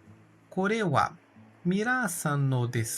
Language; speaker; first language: Japanese; non-native, fluent; Portuguese